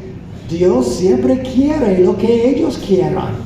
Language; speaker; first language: Spanish; non-native, fluent; English